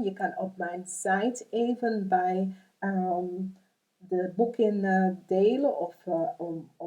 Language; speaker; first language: Dutch; non-native, fluent; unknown